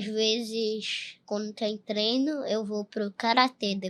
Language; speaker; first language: Portuguese; early bilingual, heritage; Portuguese